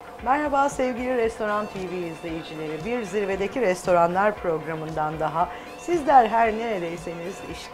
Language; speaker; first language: Turkish; native; Turkish